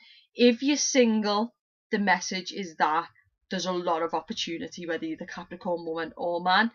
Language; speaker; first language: English; native; English